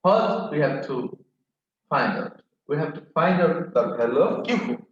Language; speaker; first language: English; non-native, local second language; Bangla